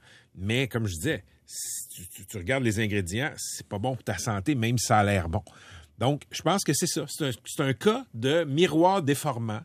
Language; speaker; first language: French; native; French